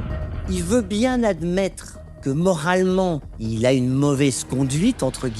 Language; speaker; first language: French; native; French